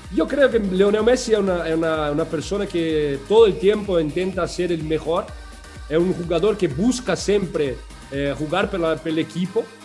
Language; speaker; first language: Spanish; non-native, learner; Portuguese